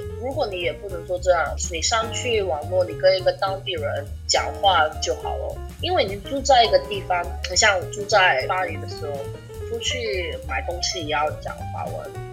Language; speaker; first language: Chinese; early bilingual, heritage; English